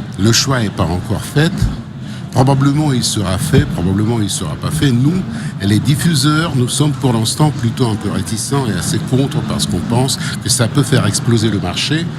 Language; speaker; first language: French; non-native, fluent; Russian